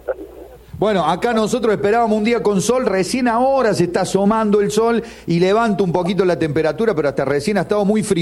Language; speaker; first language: Spanish; native; Spanish